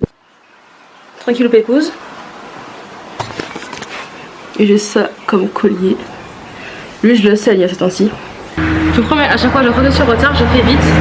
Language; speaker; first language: French; native; French